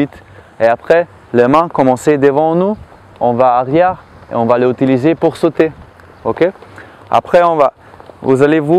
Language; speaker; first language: French; non-native, learner; Slovenian